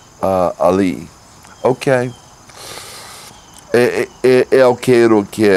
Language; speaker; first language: Portuguese; non-native, learner; English